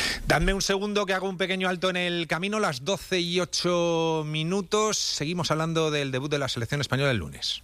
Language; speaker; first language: Spanish; native; Spanish